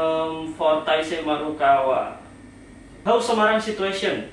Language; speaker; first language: English; non-native, learner; Indonesian